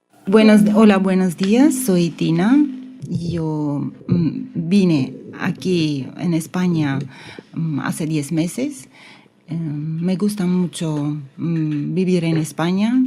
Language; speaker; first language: Spanish; non-native, learner; Russian